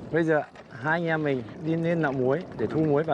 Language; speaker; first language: Vietnamese; native; Vietnamese